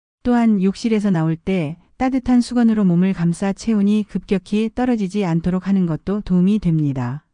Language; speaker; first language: Korean; native; Korean